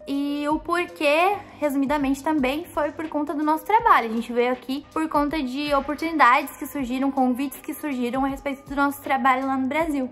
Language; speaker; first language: Portuguese; native; Portuguese